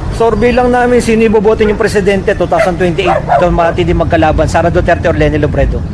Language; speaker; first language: Filipino; native; Filipino